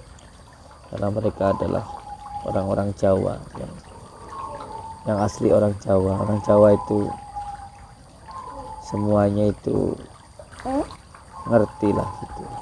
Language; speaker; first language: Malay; non-native, local second language; Javanese